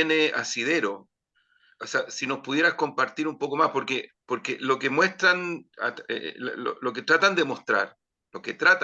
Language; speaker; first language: Spanish; native; Spanish